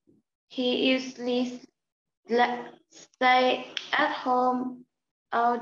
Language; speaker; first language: English; non-native, learner; Vietnamese